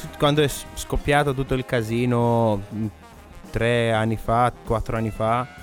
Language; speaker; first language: Italian; non-native, fluent; Greek